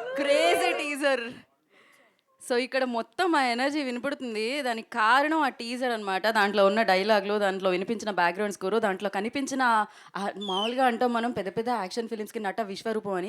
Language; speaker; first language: Telugu; native; Telugu